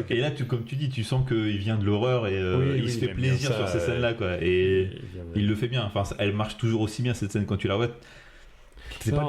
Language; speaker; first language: French; native; French